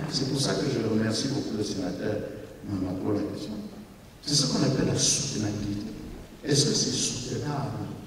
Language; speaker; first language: French; native; French